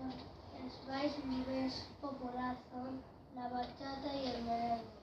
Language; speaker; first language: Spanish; non-native, local second language; Catalan